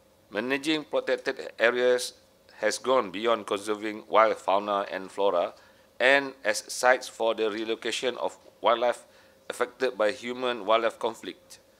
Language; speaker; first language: English; non-native, local second language; Malay